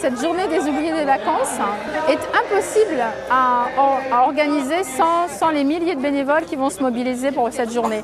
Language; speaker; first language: French; native; French